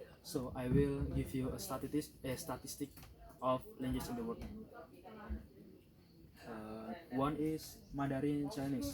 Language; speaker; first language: English; non-native, learner; Indonesian